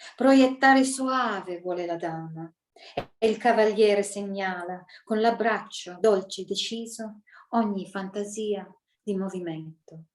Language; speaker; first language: Italian; early bilingual, other home language; English